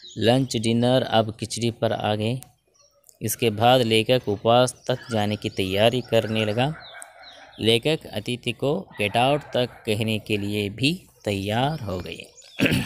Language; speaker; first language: Hindi; non-native, local second language; Kannada